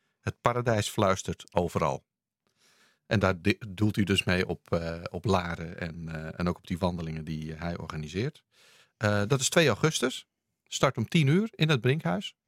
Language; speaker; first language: Dutch; native; Dutch